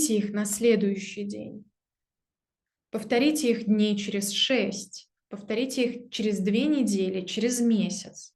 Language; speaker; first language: Russian; native; Russian